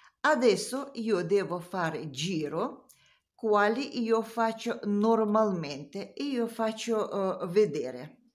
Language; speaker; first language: Italian; non-native, learner; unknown